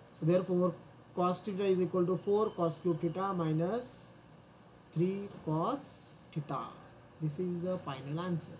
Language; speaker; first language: English; non-native, local second language; Marathi